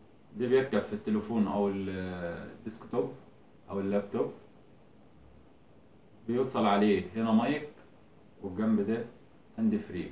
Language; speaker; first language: Arabic; native; Arabic